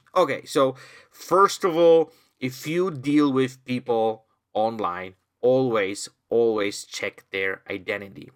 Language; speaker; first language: English; non-native, fluent; Polish